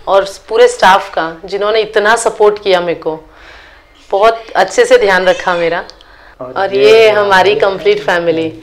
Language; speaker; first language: Hindi; non-native, local second language; Gujarati